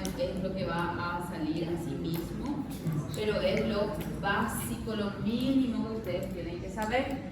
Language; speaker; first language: Spanish; native; Spanish